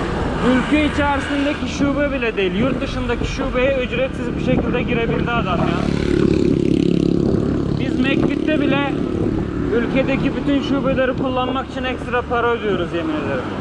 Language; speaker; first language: Turkish; native; Turkish